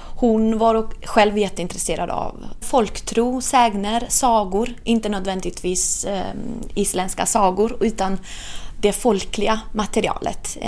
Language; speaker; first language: Swedish; non-native, fluent; Italian